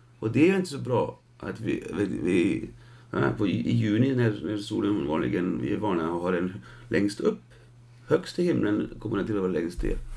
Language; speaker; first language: Swedish; non-native, fluent; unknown